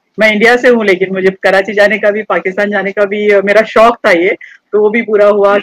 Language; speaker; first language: Hindi; native; Hindi